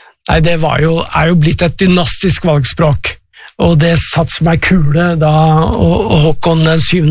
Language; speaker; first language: Norwegian; native; Norwegian